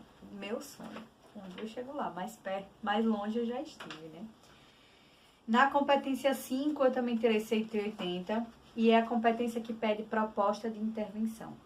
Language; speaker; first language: Portuguese; native; Portuguese